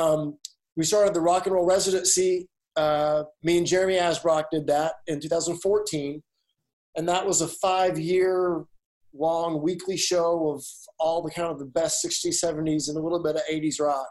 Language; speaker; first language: English; native; English